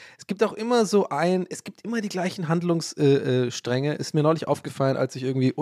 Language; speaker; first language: German; early bilingual, other home language; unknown